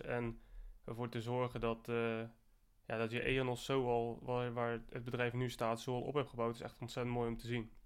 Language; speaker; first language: Dutch; native; Dutch